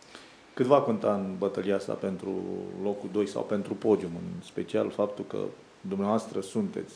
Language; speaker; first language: Romanian; native; Romanian